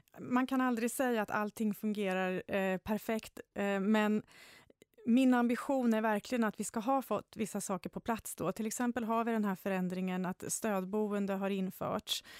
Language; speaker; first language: Swedish; native; Swedish